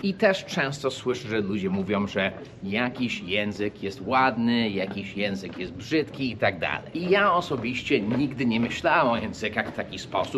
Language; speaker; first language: Polish; early bilingual, heritage; English